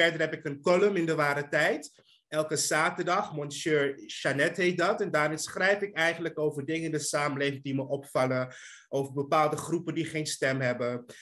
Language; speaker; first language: Dutch; native; Dutch